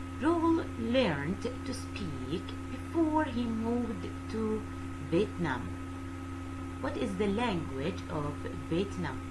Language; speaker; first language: English; non-native, fluent; Arabic